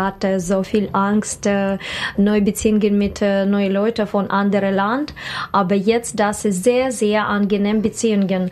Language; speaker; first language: German; non-native, learner; Russian